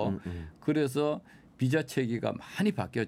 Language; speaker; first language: Korean; native; Korean